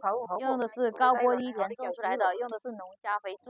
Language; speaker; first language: Chinese; native; Chinese